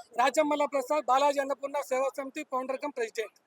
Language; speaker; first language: Telugu; native; Telugu